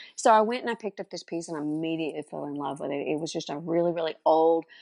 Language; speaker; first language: English; native; English